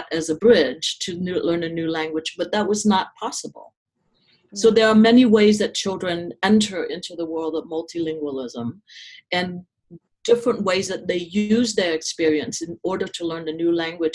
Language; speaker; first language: English; non-native, fluent; Vietnamese